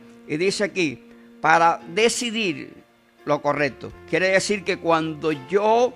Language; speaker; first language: Spanish; native; Spanish